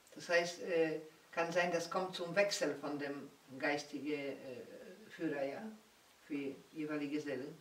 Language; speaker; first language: German; non-native, learner; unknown